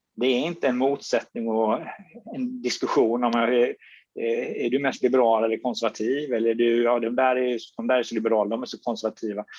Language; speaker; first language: Swedish; native; Swedish